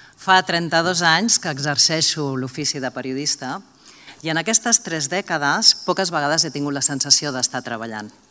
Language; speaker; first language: Catalan; native; Catalan